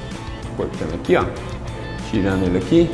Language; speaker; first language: Portuguese; native; Portuguese